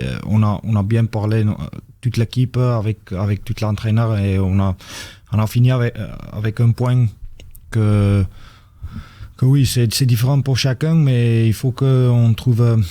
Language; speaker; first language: French; non-native, fluent; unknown